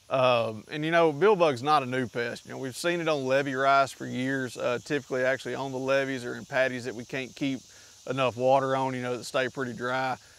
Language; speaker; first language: English; native; English